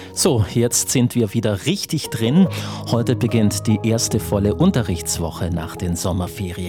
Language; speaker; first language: German; native; German